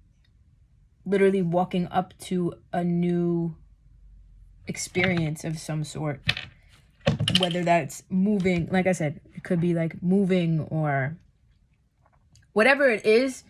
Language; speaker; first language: English; native; English